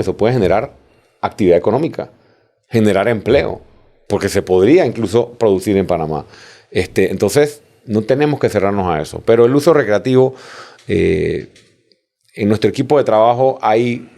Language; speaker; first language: Spanish; native; Spanish